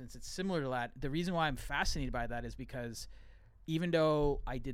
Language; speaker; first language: English; native; English